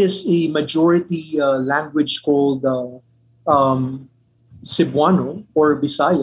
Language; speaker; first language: English; non-native, local second language; Min Nan Chinese